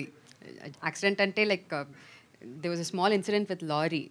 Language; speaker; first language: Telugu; non-native, learner; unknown